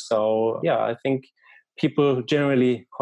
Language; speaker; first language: English; non-native, fluent; German